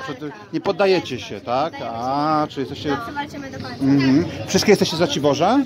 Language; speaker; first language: Polish; native; Polish